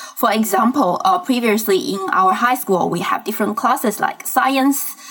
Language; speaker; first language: English; non-native, fluent; Chinese